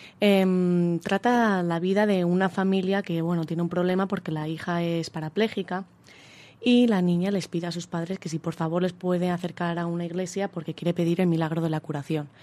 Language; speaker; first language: Spanish; native; Spanish